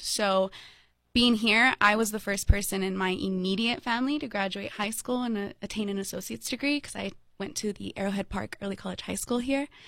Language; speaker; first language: English; native; English